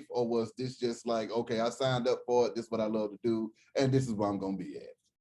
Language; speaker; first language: English; native; English